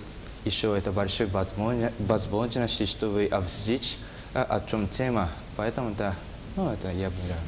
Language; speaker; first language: Russian; non-native, learner; Japanese